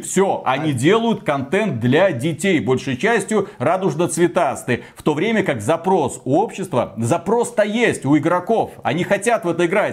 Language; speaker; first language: Russian; native; Russian